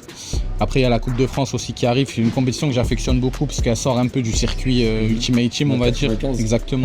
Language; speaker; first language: French; native; French